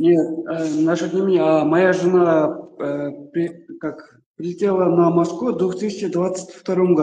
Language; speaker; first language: Russian; non-native, learner; Kyrgyz